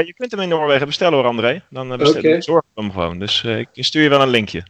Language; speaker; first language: Dutch; native; Dutch